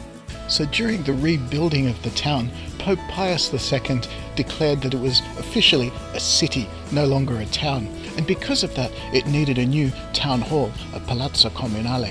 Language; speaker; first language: English; native; English